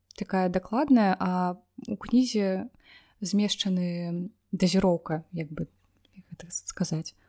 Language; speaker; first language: Belarusian; non-native, local second language; Russian